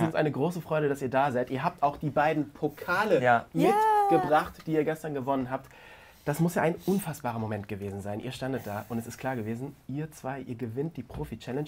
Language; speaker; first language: German; native; German